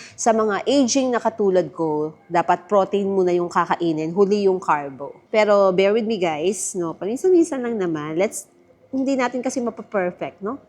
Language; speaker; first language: Filipino; native; Filipino